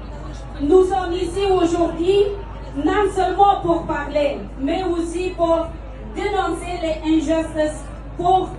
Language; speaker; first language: French; non-native, fluent; Persian